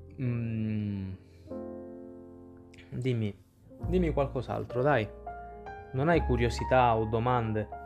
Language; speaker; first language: Italian; non-native, fluent; Spanish